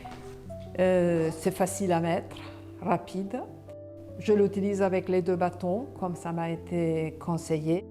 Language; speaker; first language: French; non-native, fluent; Italian